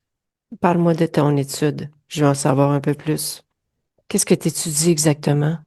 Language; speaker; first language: French; native; French